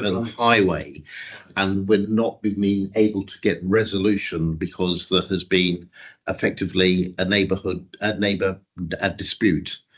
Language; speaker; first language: English; native; English